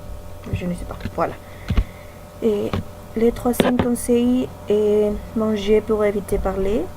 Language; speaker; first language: French; non-native, learner; Spanish